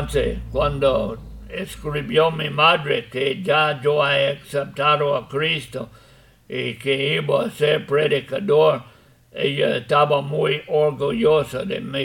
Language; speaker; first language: Spanish; non-native, fluent; English